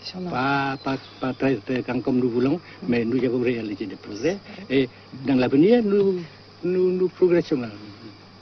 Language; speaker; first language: French; non-native, local second language; Vietnamese